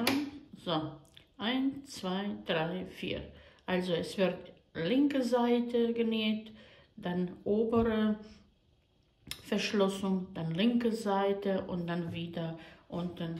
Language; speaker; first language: German; non-native, learner; Croatian